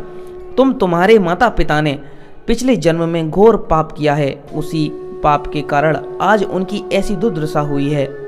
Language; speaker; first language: Hindi; native; Hindi